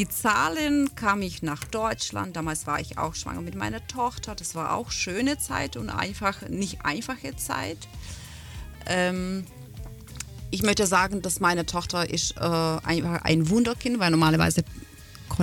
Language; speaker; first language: German; non-native, fluent; Ukrainian